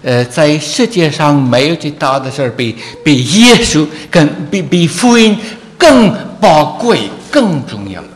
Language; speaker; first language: Chinese; non-native, fluent; English